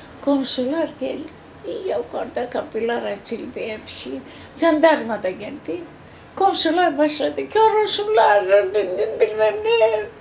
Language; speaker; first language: Turkish; non-native, local second language; Greek